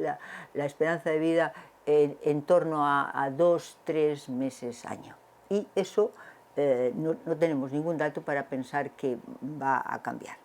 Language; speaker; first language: Spanish; native; Spanish